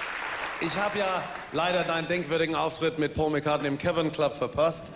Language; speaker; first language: German; native; German